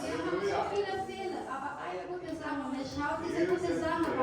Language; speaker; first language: German; non-native, fluent; Portuguese